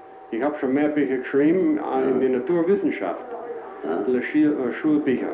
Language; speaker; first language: German; early bilingual, heritage; German